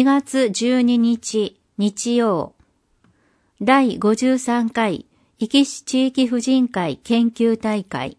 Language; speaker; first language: Japanese; native; Japanese